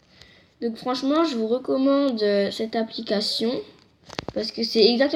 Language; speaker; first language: French; native; French